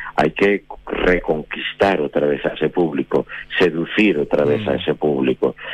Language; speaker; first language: Spanish; native; Spanish